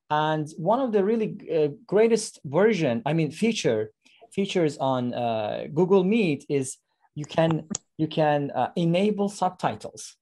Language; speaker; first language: English; non-native, fluent; Persian